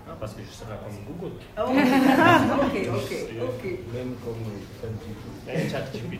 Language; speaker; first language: French; non-native, learner; Swahili